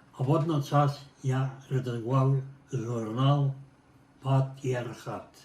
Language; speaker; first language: Ukrainian; native; Ukrainian